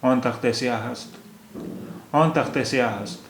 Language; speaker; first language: Persian; non-native, fluent; Urdu